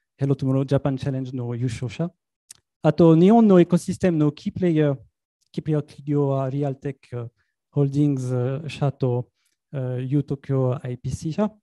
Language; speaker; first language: Japanese; non-native, fluent; French